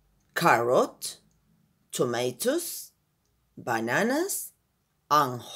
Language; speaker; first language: English; non-native, fluent; Spanish